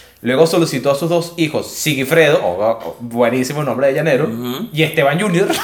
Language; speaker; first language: Spanish; native; Spanish